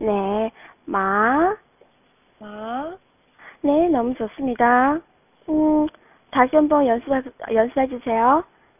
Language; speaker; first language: Korean; non-native, fluent; Chinese